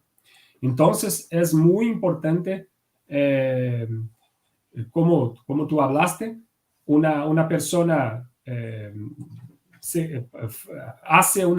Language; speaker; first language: Spanish; non-native, fluent; Portuguese